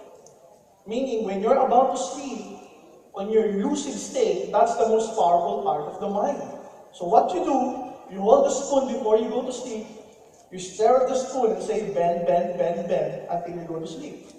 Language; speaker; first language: English; non-native, local second language; Filipino